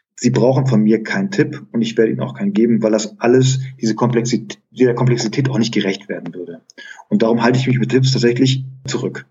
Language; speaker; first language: German; early bilingual, other home language; Greek